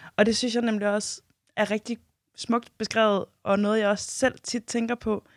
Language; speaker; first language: Danish; native; Danish